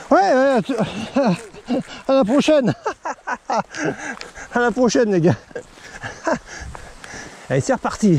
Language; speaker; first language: French; native; French